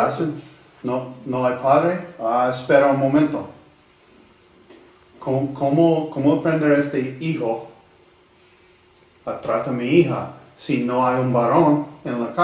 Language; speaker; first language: Spanish; non-native, fluent; English